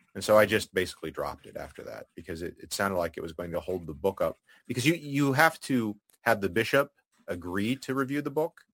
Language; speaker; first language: English; native; English